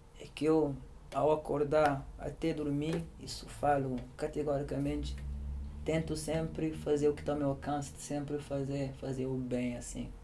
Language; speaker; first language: Portuguese; non-native, local second language; Kabuverdianu